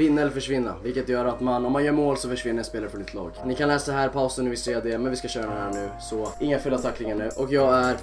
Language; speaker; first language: Swedish; native; Swedish